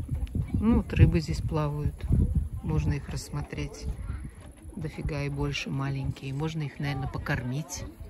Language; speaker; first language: Russian; native; Russian